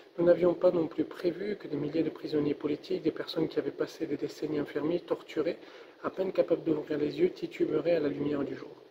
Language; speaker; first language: French; native; French